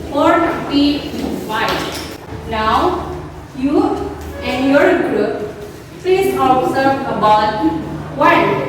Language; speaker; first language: English; non-native, learner; Indonesian